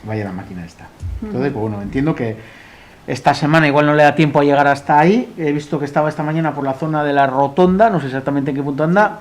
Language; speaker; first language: Spanish; non-native, local second language; Basque